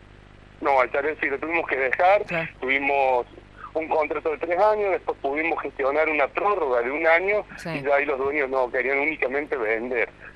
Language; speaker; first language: Spanish; native; Spanish